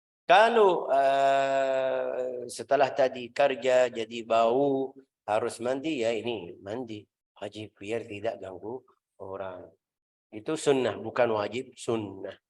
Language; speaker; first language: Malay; non-native, fluent; Arabic